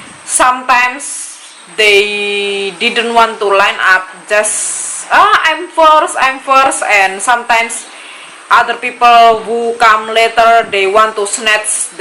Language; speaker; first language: English; non-native, learner; Indonesian